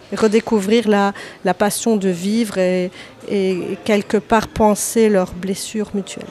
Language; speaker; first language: French; native; French